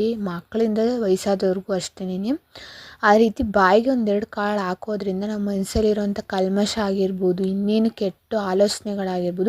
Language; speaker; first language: Kannada; native; Kannada